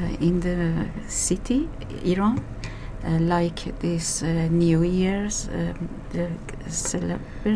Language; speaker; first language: English; non-native, learner; Persian